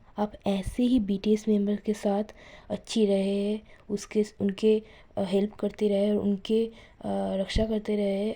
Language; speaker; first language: Hindi; non-native, local second language; Bangla